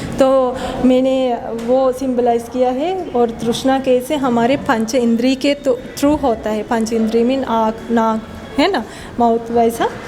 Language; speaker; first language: Hindi; non-native, fluent; Sinhala